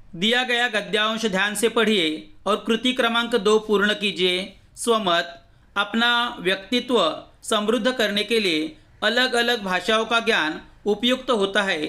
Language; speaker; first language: Hindi; non-native, local second language; Marathi